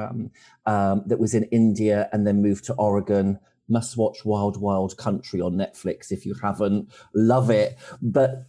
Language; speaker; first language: English; native; English